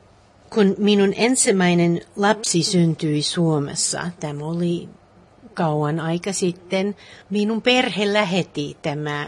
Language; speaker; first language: Finnish; non-native, learner; English